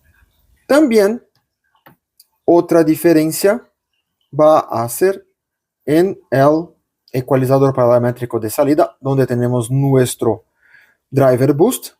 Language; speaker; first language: Spanish; non-native, local second language; Portuguese